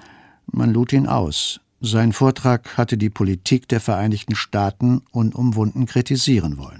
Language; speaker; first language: German; native; German